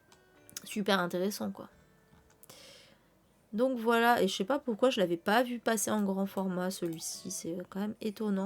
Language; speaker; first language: French; native; French